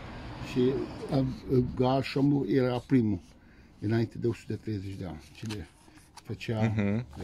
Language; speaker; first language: Romanian; non-native, local second language; Hungarian